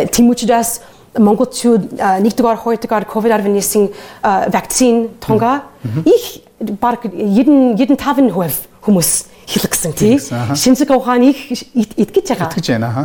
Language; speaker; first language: Mongolian; non-native, fluent; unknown